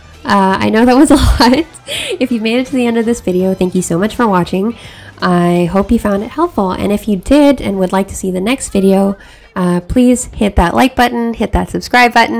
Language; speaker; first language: English; native; English